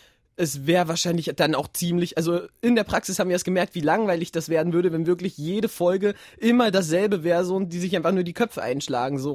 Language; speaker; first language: German; native; German